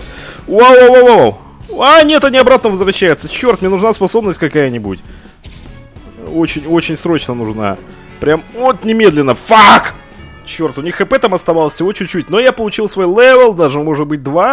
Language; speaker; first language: Russian; native; Russian